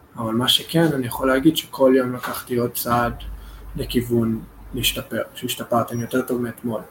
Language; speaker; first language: Hebrew; non-native, fluent; English